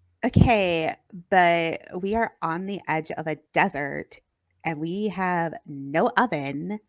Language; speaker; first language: English; native; English